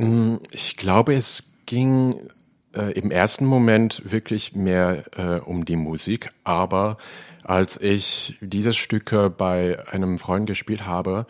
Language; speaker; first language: German; non-native, fluent; Cantonese